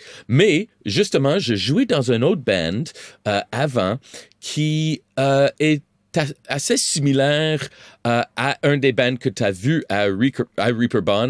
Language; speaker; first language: French; non-native, local second language; English